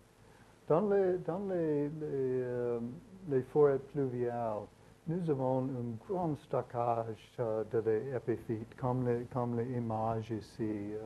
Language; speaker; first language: French; non-native, learner; English